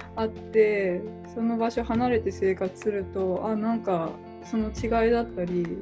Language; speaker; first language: Japanese; native; Japanese